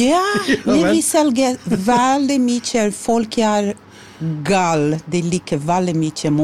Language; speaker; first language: Norwegian; non-native, learner; Portuguese